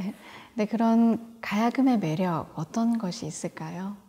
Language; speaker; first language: Korean; native; Korean